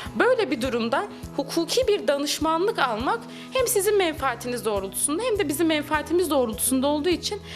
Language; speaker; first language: Turkish; native; Turkish